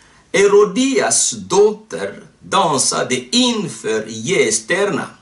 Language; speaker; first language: Swedish; non-native, fluent; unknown